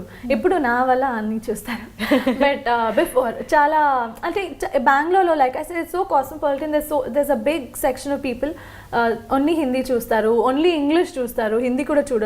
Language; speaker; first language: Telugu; non-native, local second language; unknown